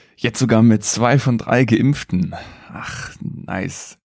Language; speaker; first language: German; native; German